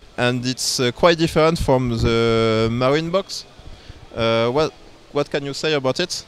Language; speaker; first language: English; non-native, fluent; French